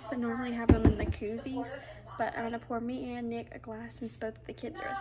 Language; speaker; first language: English; native; English